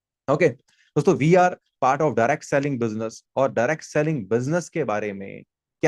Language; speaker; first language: Hindi; native; Hindi